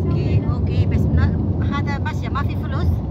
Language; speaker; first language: Arabic; non-native, learner; Filipino